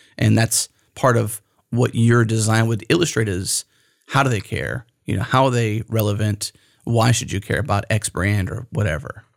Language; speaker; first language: English; native; English